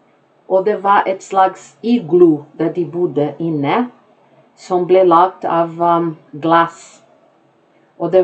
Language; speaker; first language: Norwegian; non-native, fluent; Portuguese